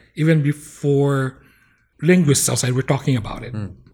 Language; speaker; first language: English; non-native, local second language; Bikol